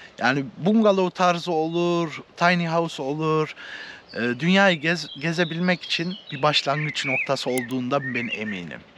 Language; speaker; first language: Turkish; early bilingual, heritage; Turkish